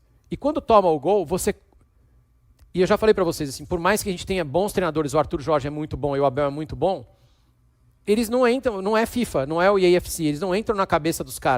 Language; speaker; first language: Portuguese; native; Portuguese